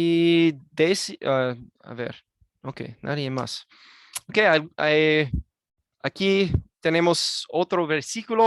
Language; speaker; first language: Spanish; non-native, fluent; English